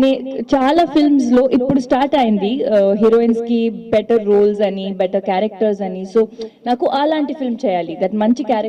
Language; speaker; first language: Telugu; non-native, local second language; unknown